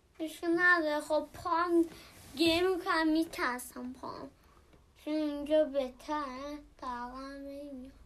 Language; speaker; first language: Persian; early bilingual, heritage; Persian